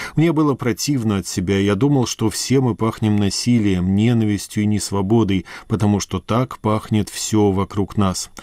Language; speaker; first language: Russian; native; Russian